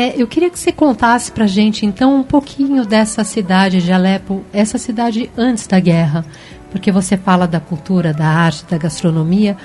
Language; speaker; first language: Portuguese; native; Portuguese